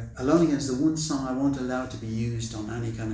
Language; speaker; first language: English; native; English